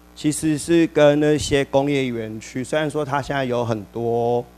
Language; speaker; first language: Chinese; native; Chinese